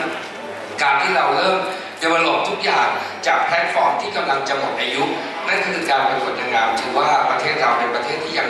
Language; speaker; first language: Thai; native; Thai